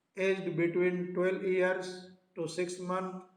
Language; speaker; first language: English; non-native, local second language; Hindi